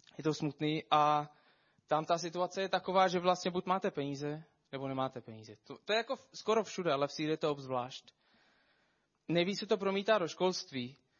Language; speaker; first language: Czech; non-native, fluent; Arabic